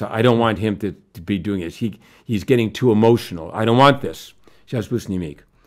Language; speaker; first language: English; early bilingual, other home language; Romanian